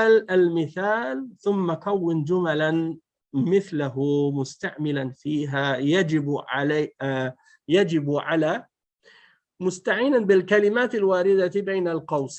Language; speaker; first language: Arabic; non-native, fluent; French